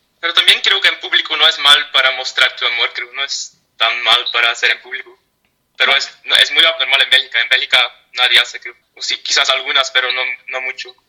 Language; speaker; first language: Spanish; non-native, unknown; Dutch